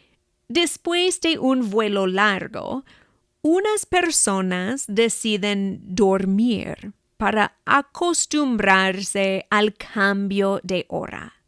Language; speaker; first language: Spanish; non-native, fluent; English